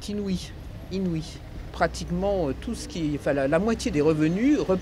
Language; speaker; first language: French; native; French